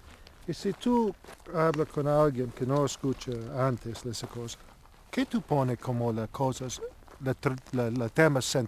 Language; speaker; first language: Spanish; non-native, learner; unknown